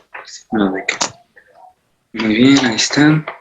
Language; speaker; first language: Spanish; native; Spanish